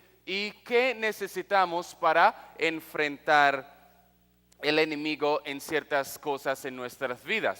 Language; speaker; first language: Spanish; non-native, fluent; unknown